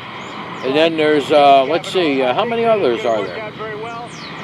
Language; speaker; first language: English; native; English